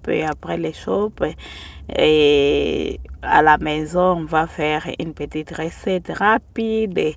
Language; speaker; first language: French; non-native, local second language; Swahili